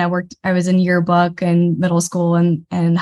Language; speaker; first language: English; native; English